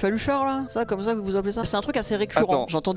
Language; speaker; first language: French; native; French